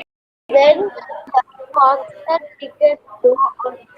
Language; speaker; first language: English; non-native, learner; Tamil